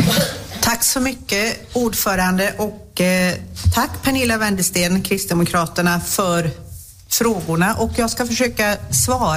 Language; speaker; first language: Swedish; native; Swedish